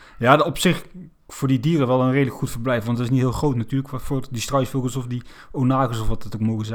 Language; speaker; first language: Dutch; native; Dutch